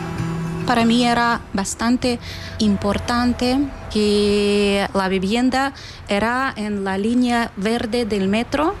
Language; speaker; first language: Spanish; non-native, fluent; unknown